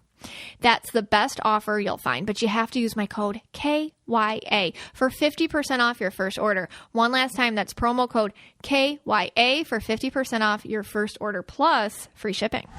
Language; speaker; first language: English; native; English